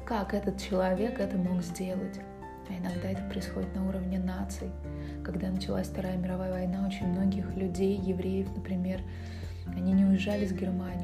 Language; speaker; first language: Russian; native; Russian